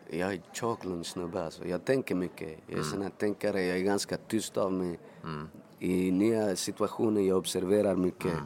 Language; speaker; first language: Swedish; early bilingual, other home language; Spanish